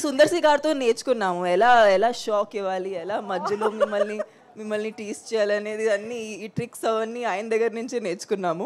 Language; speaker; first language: Telugu; non-native, fluent; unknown